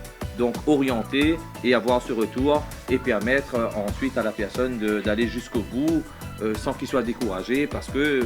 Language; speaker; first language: French; native; French